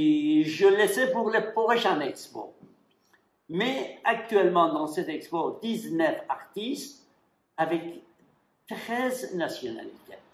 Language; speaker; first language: French; non-native, fluent; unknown